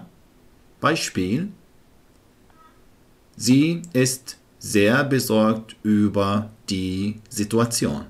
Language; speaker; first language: German; non-native, fluent; Arabic